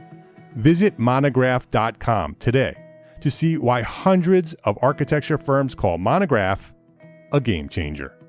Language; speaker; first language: English; native; English